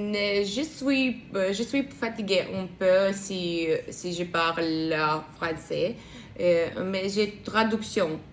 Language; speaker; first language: French; non-native, learner; Russian